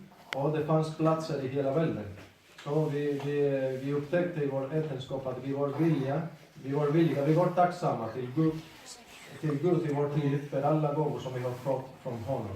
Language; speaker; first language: Swedish; non-native, fluent; Spanish